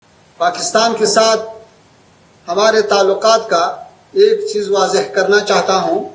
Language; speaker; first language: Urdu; non-native, fluent; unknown